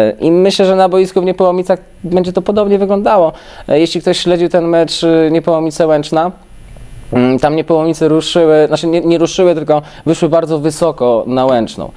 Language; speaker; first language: Polish; native; Polish